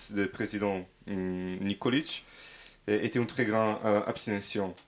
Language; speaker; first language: French; non-native, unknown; Serbian